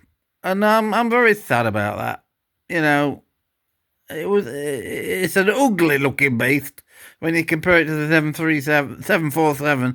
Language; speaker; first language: English; native; English